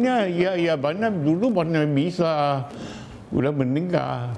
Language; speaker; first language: Indonesian; non-native, local second language; Min Nan Chinese